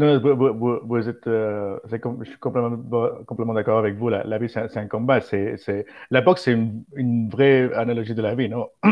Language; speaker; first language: French; non-native, fluent; Spanish